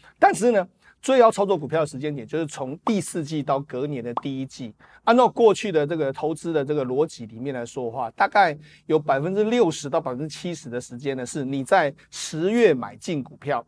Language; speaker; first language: Chinese; native; Chinese